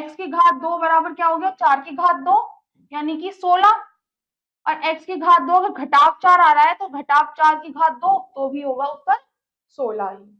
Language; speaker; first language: Hindi; native; Hindi